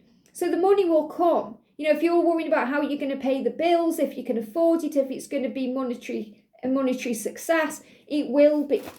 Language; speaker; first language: English; native; English